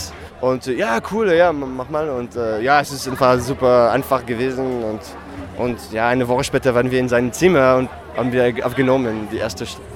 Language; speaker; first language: German; non-native, fluent; French